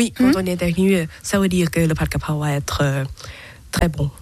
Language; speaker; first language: French; non-native, learner; Thai